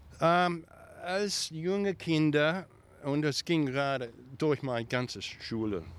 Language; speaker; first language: German; early bilingual, heritage; German